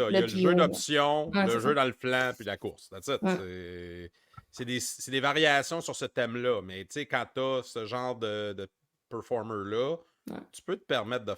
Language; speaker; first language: French; native; French